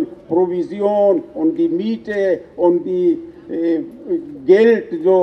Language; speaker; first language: German; non-native, learner; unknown